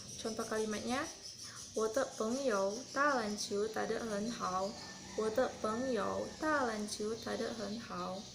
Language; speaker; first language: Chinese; non-native, learner; Indonesian